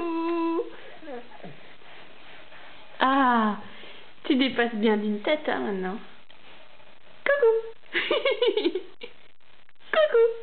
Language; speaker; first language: French; native; French